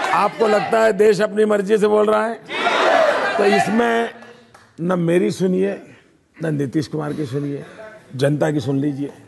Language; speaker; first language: Hindi; non-native, local second language; Gujarati